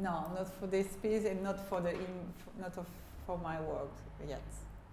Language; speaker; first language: English; non-native, fluent; French